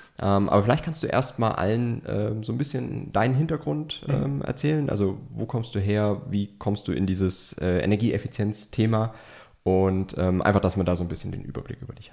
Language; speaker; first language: German; native; German